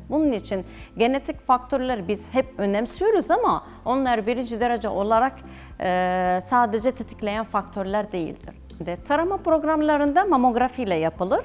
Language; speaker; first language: Turkish; non-native, fluent; Arabic